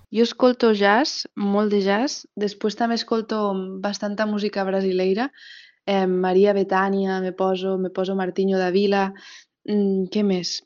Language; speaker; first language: Catalan; native; Catalan